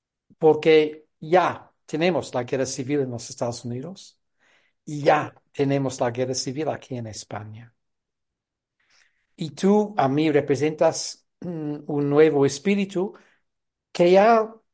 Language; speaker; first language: Spanish; non-native, fluent; English